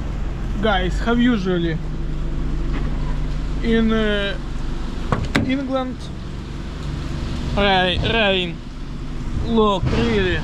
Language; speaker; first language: English; non-native, learner; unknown